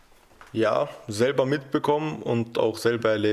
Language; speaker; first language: German; early bilingual, other home language; Albanian